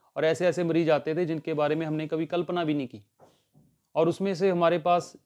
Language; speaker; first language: Hindi; native; Hindi